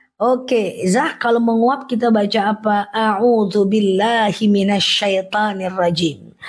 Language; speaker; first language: Indonesian; non-native, local second language; Minangkabau